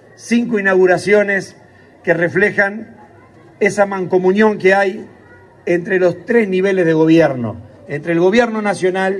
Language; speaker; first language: Spanish; native; Spanish